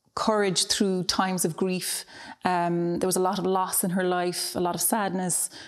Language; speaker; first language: English; native; English